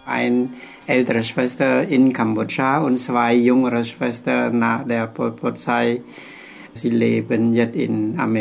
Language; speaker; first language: German; non-native, fluent; Khmer